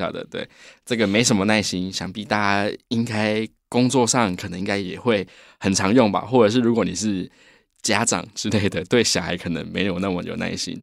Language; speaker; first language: Chinese; native; Chinese